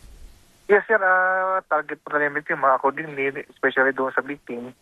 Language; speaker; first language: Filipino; non-native, local second language; Cebuano